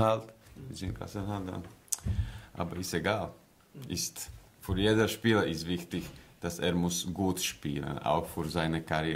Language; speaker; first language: German; non-native, learner; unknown